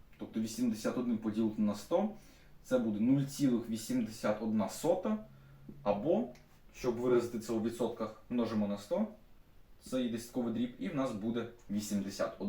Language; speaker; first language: Ukrainian; non-native, local second language; Russian